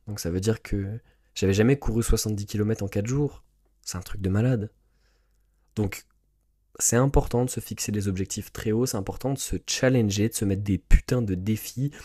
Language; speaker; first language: French; native; French